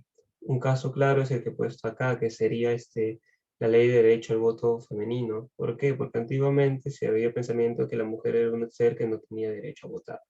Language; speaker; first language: Spanish; native; Spanish